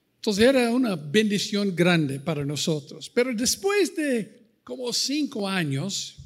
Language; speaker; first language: Spanish; non-native, fluent; English